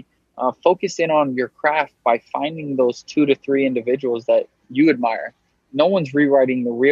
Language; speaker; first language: English; native; English